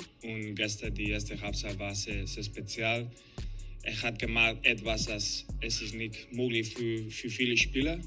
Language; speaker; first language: German; non-native, learner; Spanish